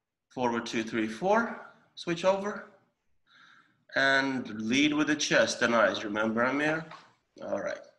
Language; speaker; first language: English; non-native, fluent; Estonian